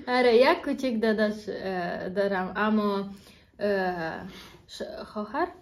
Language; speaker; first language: Persian; non-native, learner; German